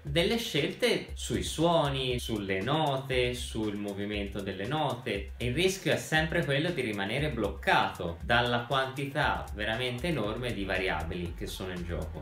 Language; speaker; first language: Italian; native; Italian